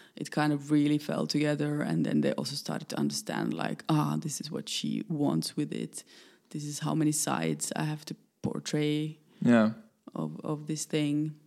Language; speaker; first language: English; non-native, fluent; Finnish